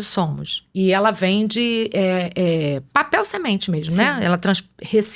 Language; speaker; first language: Portuguese; native; Portuguese